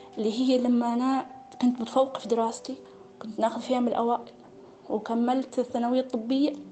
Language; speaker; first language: Arabic; native; Arabic